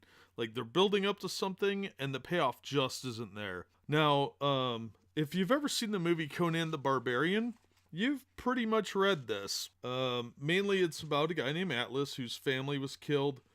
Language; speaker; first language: English; native; English